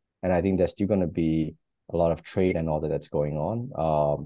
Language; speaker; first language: English; native; English